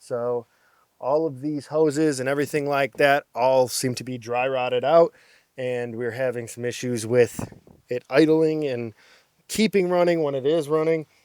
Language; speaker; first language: English; native; English